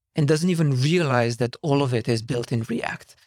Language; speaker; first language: English; non-native, fluent; Slovenian